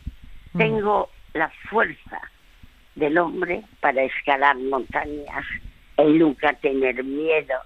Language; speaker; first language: Spanish; early bilingual, other home language; French